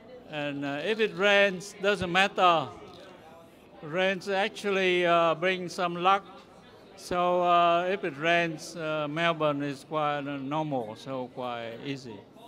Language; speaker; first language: English; non-native, fluent; Vietnamese